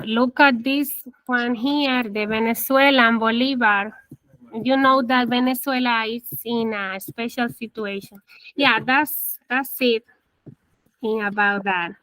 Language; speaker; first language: English; non-native, fluent; Spanish